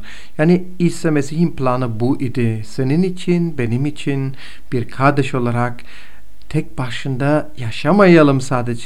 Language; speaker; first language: Turkish; non-native, fluent; Bulgarian